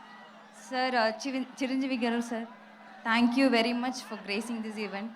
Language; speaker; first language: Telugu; non-native, learner; Tamil